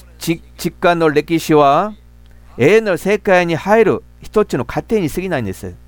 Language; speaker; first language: Japanese; non-native, fluent; Korean